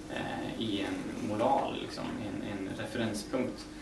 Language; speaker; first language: Swedish; native; Swedish